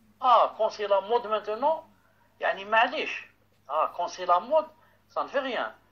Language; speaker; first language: French; non-native, local second language; Arabic